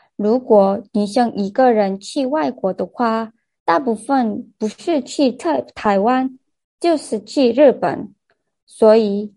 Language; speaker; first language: Chinese; non-native, learner; Korean